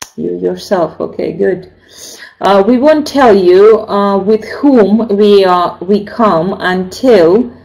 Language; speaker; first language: English; non-native, fluent; Russian